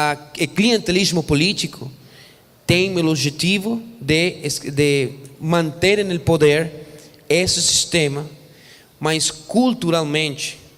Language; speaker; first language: Portuguese; non-native, fluent; Spanish